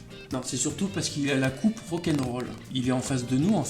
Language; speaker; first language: French; native; French